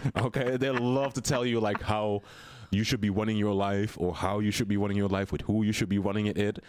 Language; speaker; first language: English; non-native, fluent; Dutch